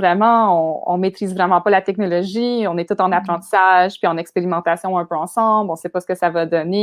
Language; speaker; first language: French; native; French